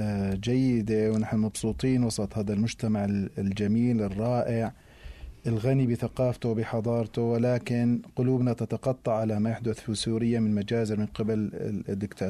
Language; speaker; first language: Arabic; native; Arabic